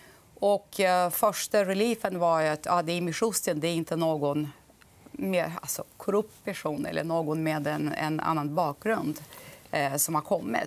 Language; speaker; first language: Swedish; non-native, fluent; Russian